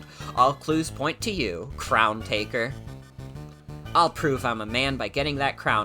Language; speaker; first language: English; native; English